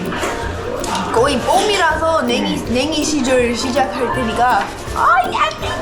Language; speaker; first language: Korean; non-native, learner; English